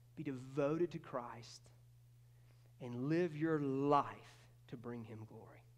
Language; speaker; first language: English; native; English